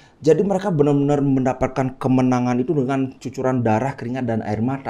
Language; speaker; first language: Indonesian; native; Indonesian